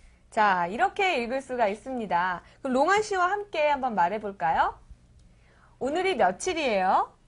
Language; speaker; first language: Korean; native; Korean